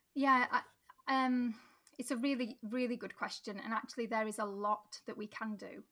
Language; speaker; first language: English; native; English